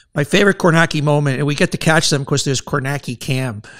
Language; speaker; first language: English; native; English